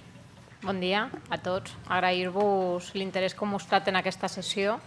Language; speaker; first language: Catalan; native; Catalan